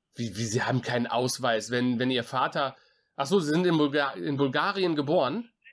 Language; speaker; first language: German; native; German